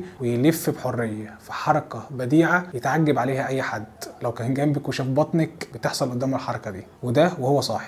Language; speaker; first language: Arabic; native; Arabic